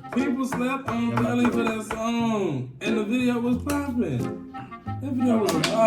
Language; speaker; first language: English; native; English